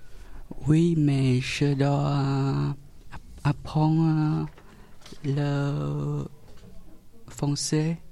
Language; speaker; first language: French; non-native, learner; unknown